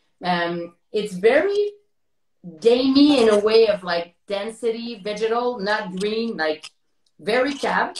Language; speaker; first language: English; non-native, fluent; French